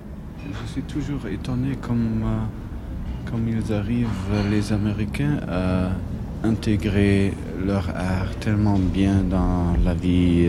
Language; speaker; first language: French; non-native, fluent; German